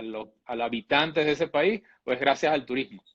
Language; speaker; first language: Spanish; native; Spanish